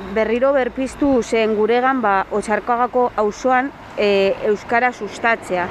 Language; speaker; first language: Basque; non-native, local second language; Spanish